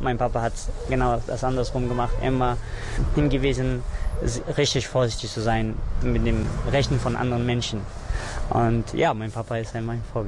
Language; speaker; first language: German; non-native, fluent; Persian